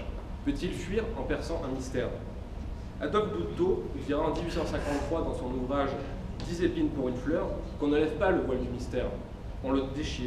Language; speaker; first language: French; native; French